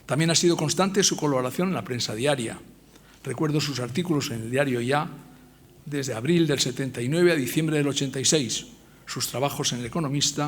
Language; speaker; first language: Spanish; native; Spanish